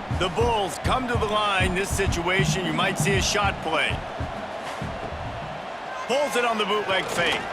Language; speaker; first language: English; native; English